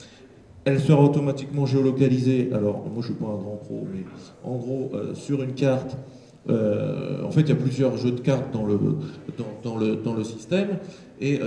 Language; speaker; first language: French; native; French